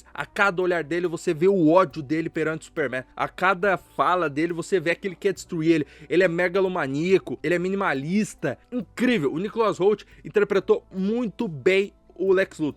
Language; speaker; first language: Portuguese; native; Portuguese